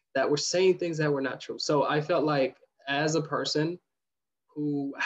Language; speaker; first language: English; early bilingual, other home language; Somali